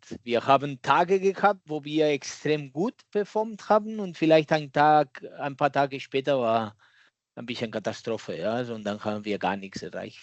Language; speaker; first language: German; non-native, fluent; Catalan